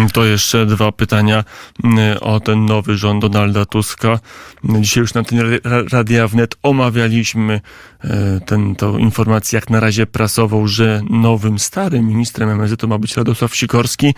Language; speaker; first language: Polish; native; Polish